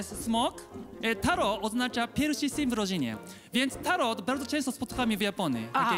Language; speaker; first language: Polish; non-native, learner; Japanese